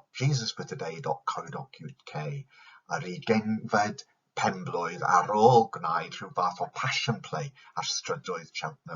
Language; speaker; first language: Welsh; non-native, fluent; English